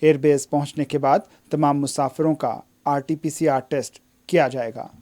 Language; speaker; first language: Hindi; native; Hindi